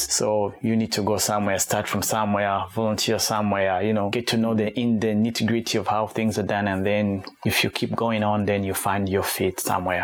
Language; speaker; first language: English; non-native, local second language; Kinyarwanda